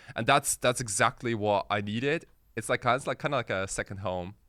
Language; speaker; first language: English; early bilingual, other home language; Japanese